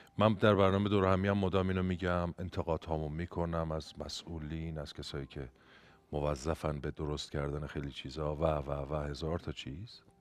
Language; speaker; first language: Persian; native; Persian